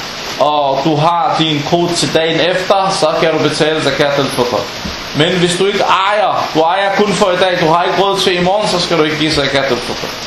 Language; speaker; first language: Danish; non-native, fluent; Arabic